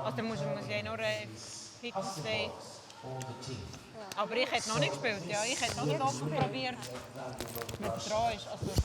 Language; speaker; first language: German; native; German